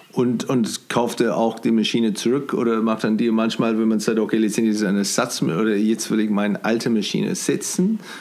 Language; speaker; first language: German; non-native, fluent; English